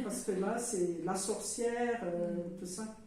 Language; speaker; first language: French; non-native, local second language; Malagasy